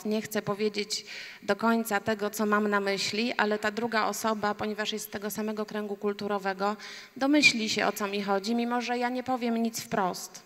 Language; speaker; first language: Polish; native; Polish